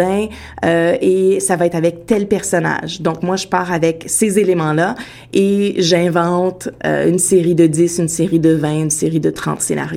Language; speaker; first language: French; native; French